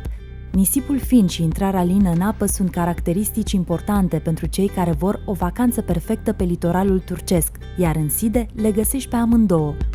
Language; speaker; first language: Romanian; native; Romanian